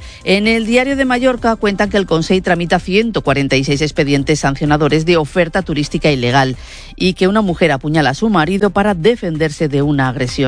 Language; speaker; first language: Spanish; native; Spanish